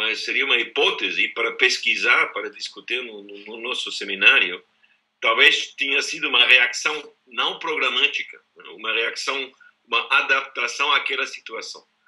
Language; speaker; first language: Portuguese; non-native, fluent; German